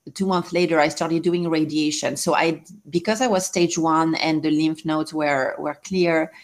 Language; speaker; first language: English; non-native, fluent; French